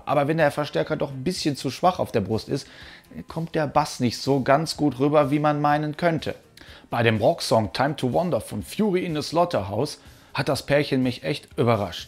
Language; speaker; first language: German; native; German